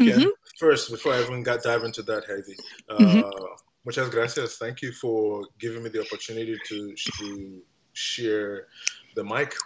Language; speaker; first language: English; non-native, local second language; Igbo